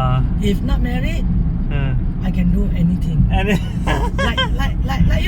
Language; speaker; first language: English; non-native, learner; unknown